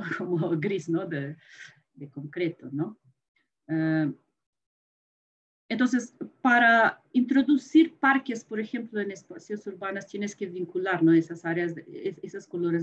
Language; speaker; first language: Spanish; non-native, fluent; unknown